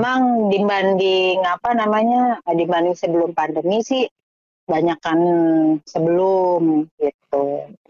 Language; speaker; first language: Indonesian; native; Indonesian